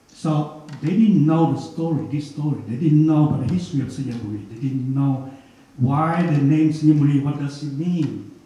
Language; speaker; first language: English; non-native, fluent; Hmong